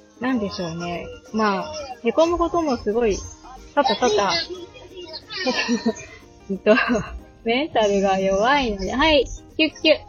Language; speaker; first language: Japanese; native; Japanese